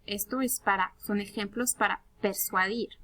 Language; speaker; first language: Spanish; early bilingual, heritage; Spanish